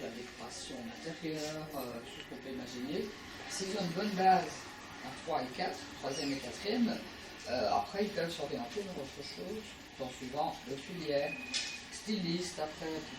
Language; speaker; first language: French; native; French